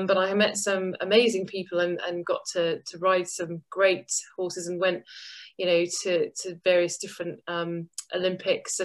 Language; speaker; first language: English; native; English